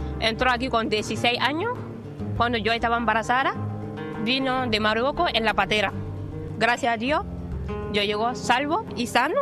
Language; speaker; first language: Spanish; non-native, learner; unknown